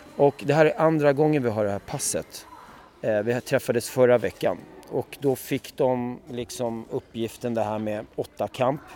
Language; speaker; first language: Swedish; early bilingual, other home language; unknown